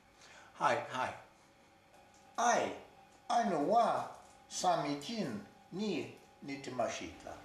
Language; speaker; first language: Japanese; non-native, fluent; Swedish